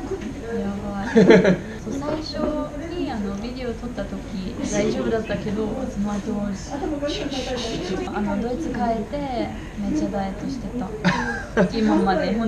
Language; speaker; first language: Japanese; non-native, learner; German